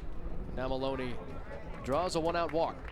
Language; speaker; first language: English; native; English